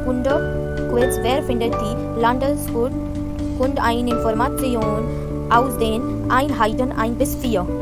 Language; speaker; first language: German; non-native, fluent; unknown